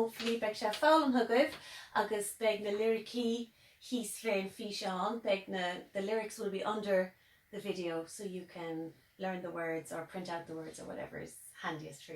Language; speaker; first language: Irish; native; Irish